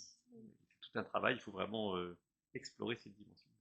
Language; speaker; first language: French; native; French